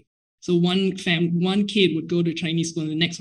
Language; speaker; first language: English; native; English